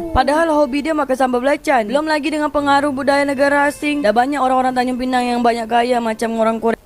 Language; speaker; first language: Malay; native; Malay